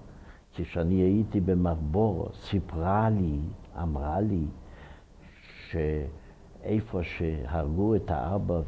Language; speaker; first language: Hebrew; non-native, fluent; Ukrainian